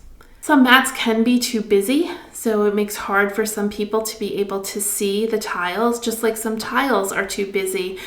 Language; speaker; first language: English; native; English